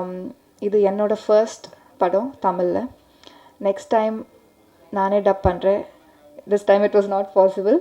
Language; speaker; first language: Tamil; non-native, learner; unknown